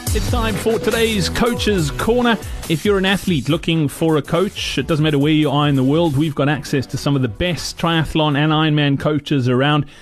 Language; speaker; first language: English; native; English